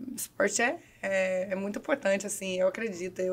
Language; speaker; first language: Portuguese; early bilingual, heritage; English